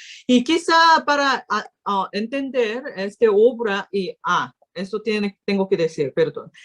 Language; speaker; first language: Spanish; non-native, learner; Korean